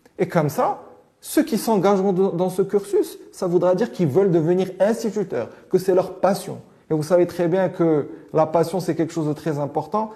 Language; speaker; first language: French; non-native, local second language; Arabic